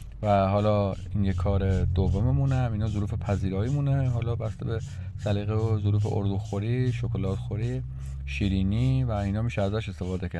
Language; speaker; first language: Persian; native; Persian